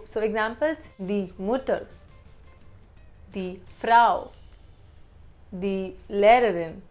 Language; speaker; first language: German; non-native, fluent; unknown